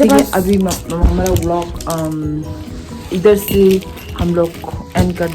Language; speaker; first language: Hindi; non-native, local second language; Tibetan